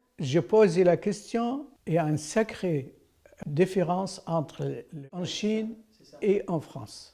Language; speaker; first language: French; non-native, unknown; Arabic